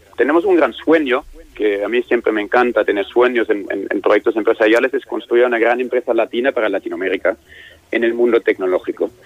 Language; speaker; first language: Spanish; non-native, fluent; German